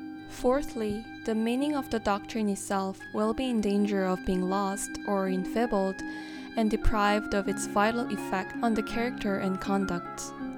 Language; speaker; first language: English; non-native, fluent; Korean